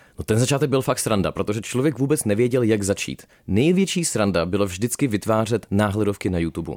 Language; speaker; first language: Czech; early bilingual, other home language; Russian